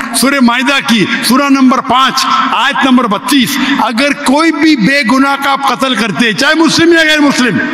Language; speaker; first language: Hindi; non-native, local second language; Konkani